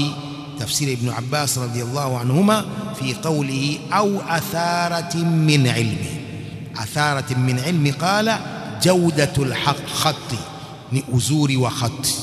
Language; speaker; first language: Arabic; non-native, fluent; Swahili